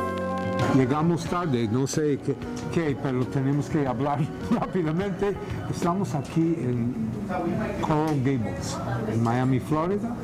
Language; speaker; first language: Spanish; non-native, fluent; English